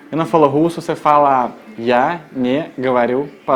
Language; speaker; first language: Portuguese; non-native, fluent; Russian